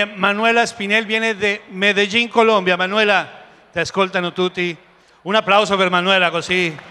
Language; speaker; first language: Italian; non-native, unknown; Spanish